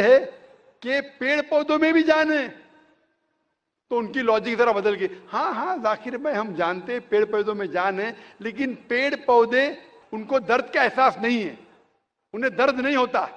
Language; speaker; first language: Hindi; native; Hindi